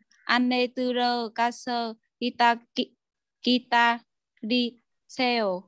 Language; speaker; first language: Korean; non-native, learner; Vietnamese